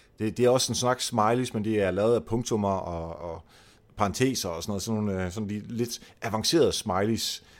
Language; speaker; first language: Danish; non-native, fluent; Dutch